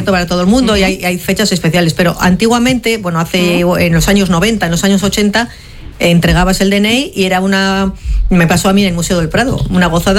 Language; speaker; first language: Spanish; native; Spanish